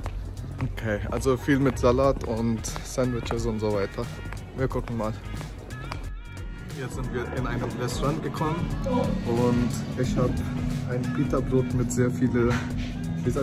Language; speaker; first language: German; non-native, fluent; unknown